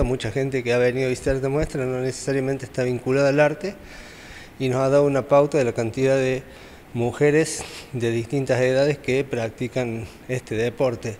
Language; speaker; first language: Spanish; native; Spanish